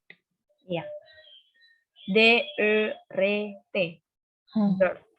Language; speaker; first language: Turkish; non-native, fluent; Indonesian